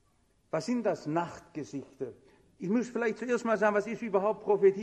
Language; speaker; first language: German; native; German